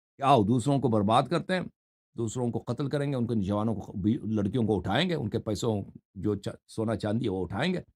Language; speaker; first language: Urdu; non-native, fluent; Persian